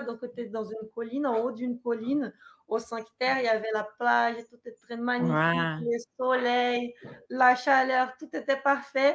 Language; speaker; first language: French; non-native, fluent; Portuguese